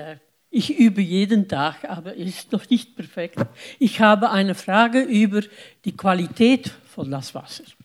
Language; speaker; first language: German; non-native, learner; Dutch